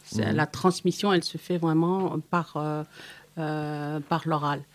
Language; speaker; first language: French; non-native, fluent; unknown